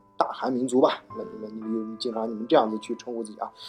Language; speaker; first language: Chinese; non-native, fluent; Korean